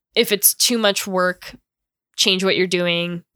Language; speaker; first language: English; native; English